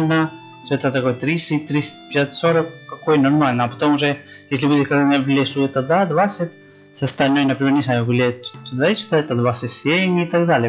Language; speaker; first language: Russian; non-native, learner; Spanish